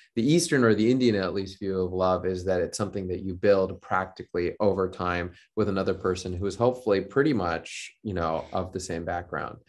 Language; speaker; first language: English; early bilingual, other home language; Hindi